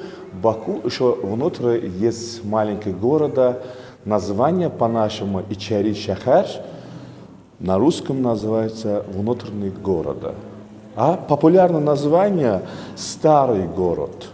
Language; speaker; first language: Russian; non-native, local second language; Azerbaijani